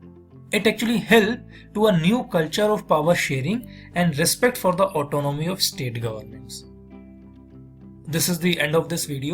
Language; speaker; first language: English; non-native, local second language; Hindi